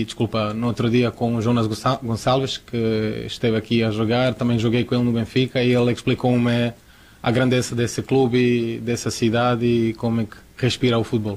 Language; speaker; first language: Portuguese; non-native, fluent; Croatian